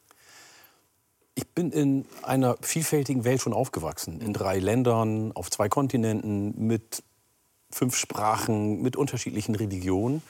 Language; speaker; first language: German; early bilingual, other home language; Oromo